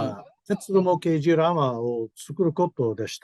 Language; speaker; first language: Japanese; non-native, learner; English